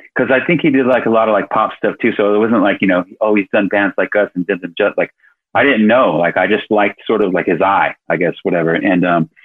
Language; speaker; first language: English; native; English